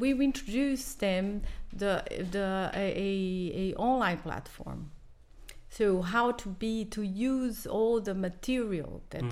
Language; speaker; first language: English; non-native, fluent; Portuguese